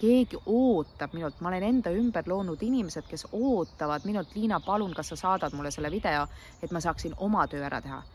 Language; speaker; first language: Estonian; native; Estonian